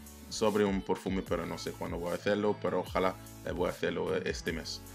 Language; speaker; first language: Spanish; non-native, learner; English